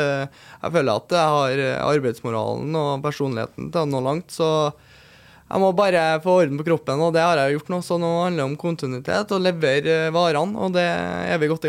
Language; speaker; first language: Norwegian; native; Norwegian